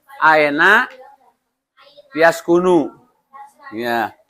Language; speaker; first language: Arabic; non-native, local second language; Indonesian